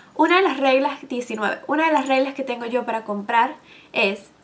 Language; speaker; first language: Spanish; native; Spanish